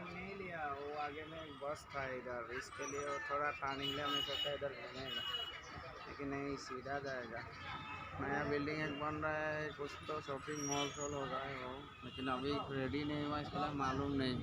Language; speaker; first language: Hindi; non-native, local second language; Assamese